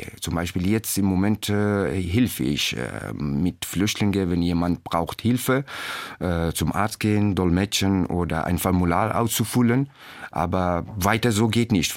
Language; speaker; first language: German; non-native, learner; Persian